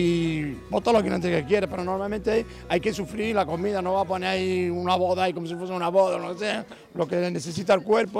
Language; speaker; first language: Spanish; native; Spanish